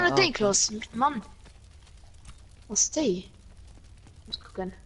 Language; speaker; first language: German; non-native, local second language; Luxembourgish